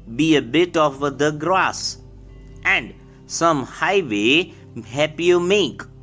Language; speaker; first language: English; non-native, local second language; Gujarati